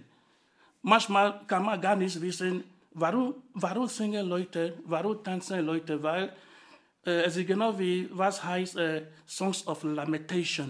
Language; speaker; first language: German; non-native, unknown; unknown